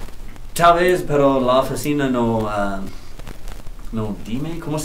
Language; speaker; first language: Spanish; non-native, learner; English